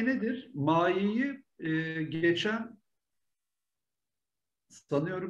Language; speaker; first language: Turkish; native; Turkish